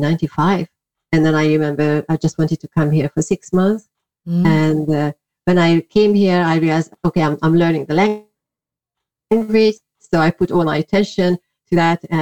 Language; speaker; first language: English; non-native, fluent; Hungarian